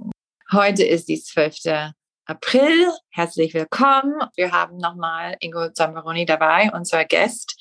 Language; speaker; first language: German; non-native, fluent; English